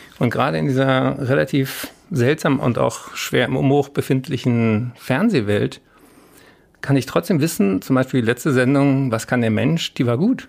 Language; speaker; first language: German; native; German